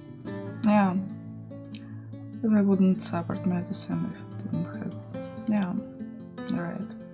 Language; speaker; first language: English; non-native, learner; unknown